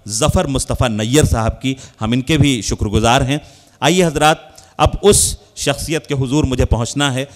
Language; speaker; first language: Urdu; native; Urdu